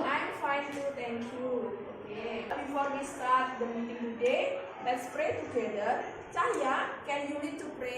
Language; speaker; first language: English; non-native, fluent; Indonesian